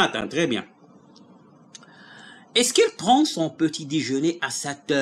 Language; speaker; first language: French; non-native, local second language; Arabic